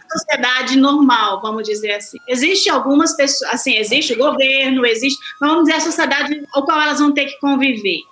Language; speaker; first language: Portuguese; native; Portuguese